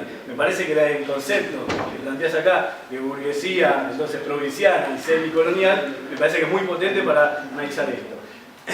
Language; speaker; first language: Spanish; native; Spanish